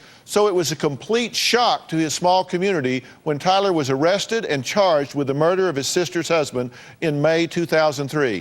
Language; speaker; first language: English; native; English